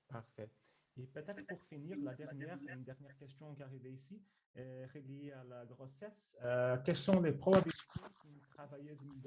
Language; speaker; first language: French; non-native, fluent; Portuguese